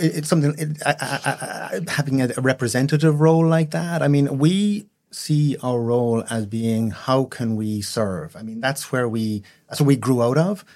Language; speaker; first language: English; native; English